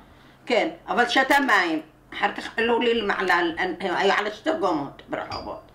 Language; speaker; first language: Hebrew; non-native, learner; Arabic